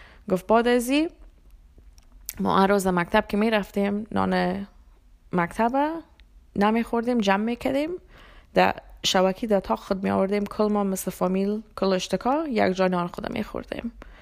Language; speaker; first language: Persian; early bilingual, other home language; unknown